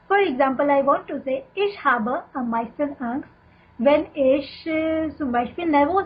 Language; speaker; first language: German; non-native, fluent; Hindi